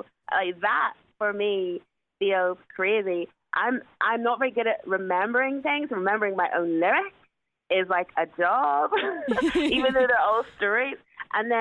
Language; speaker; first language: English; native; English